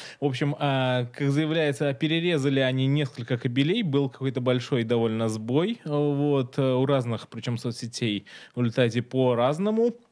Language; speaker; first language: Russian; native; Russian